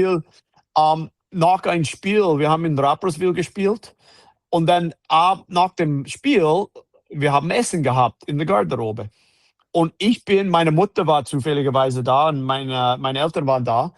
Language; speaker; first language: German; non-native, fluent; English